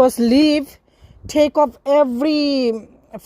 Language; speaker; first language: English; non-native, learner; Bangla